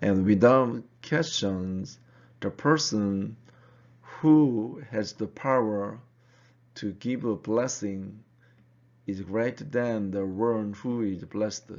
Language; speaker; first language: English; non-native, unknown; Korean